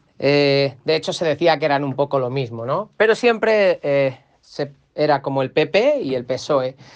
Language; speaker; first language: Spanish; native; Spanish